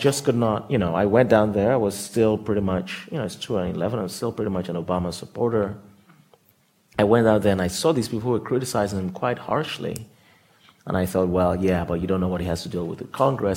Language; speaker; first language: English; non-native, local second language; Yoruba